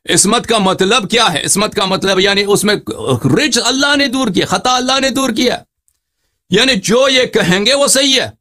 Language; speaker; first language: Urdu; non-native, fluent; Persian